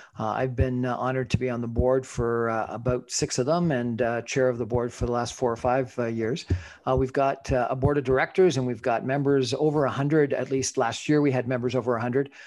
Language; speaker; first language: English; native; English